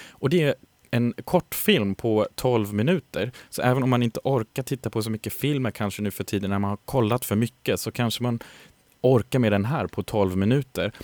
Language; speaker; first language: Swedish; native; Swedish